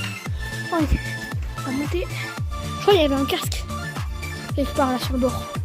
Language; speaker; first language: French; native; French